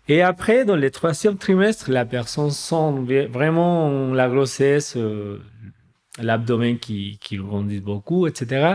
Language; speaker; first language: French; non-native, fluent; Spanish